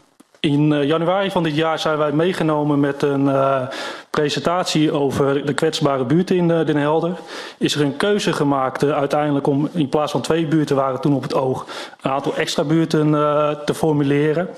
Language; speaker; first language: Dutch; native; Dutch